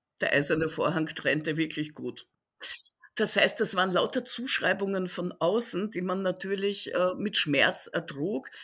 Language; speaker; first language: German; early bilingual, other home language; Russian